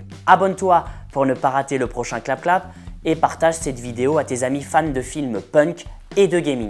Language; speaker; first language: French; native; French